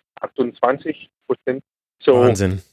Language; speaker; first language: German; native; German